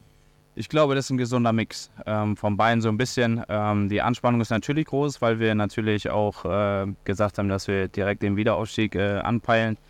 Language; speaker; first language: German; native; German